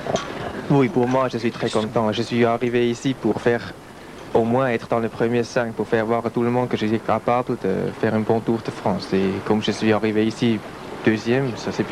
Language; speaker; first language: French; non-native, fluent; Swiss German